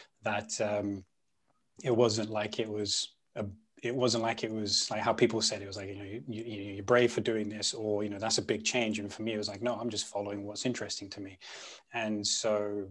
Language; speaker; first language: English; non-native, local second language; Punjabi